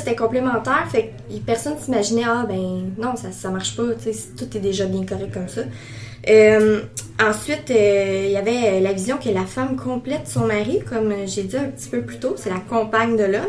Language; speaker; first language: French; native; French